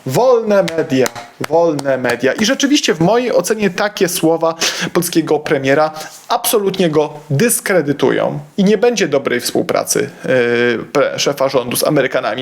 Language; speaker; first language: Polish; native; Polish